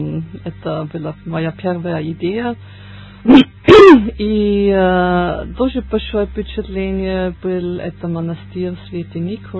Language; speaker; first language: Russian; non-native, learner; German